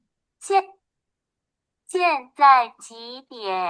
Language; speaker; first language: Chinese; non-native, learner; Bangla